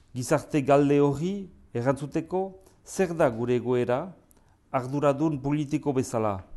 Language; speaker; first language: Basque; native; Basque